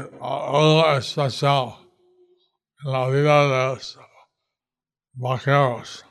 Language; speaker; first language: Spanish; non-native, learner; English